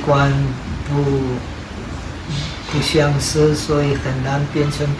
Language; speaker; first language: Chinese; non-native, learner; Czech